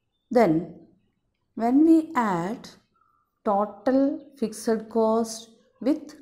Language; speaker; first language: English; non-native, local second language; Malayalam